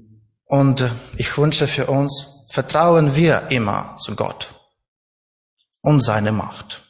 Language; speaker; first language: German; non-native, learner; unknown